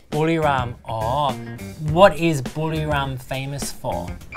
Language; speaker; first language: English; native; English